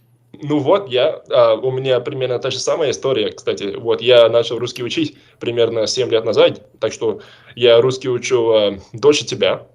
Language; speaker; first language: Russian; non-native, fluent; English